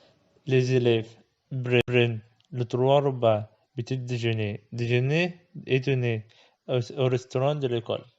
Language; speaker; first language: French; non-native, learner; Arabic